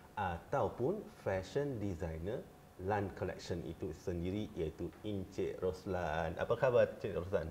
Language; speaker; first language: Malay; non-native, local second language; Chinese